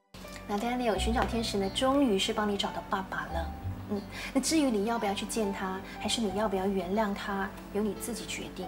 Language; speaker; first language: Chinese; native; Chinese